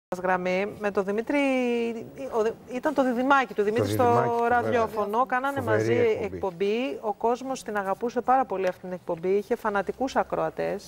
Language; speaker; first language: Greek; native; Greek